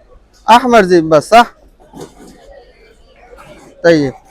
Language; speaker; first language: Arabic; non-native, learner; Bangla